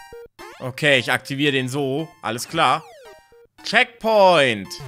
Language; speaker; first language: German; native; German